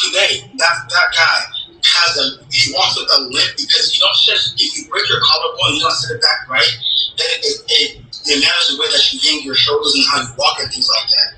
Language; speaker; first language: English; early bilingual, other home language; Igbo